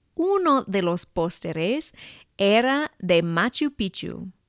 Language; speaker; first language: Spanish; non-native, fluent; English